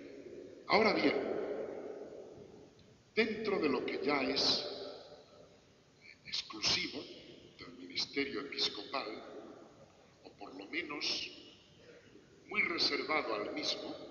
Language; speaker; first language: Spanish; native; Spanish